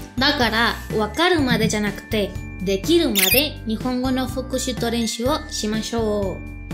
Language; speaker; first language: Japanese; non-native, fluent; Spanish